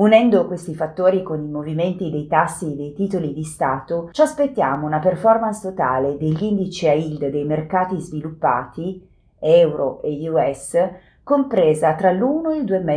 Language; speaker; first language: Italian; native; Italian